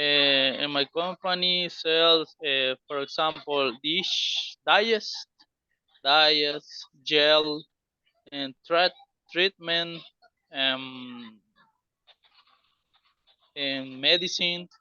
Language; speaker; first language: English; non-native, learner; Spanish